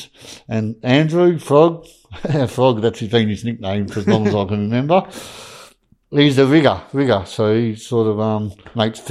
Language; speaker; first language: English; native; English